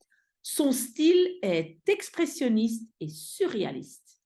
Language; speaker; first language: French; non-native, fluent; Dutch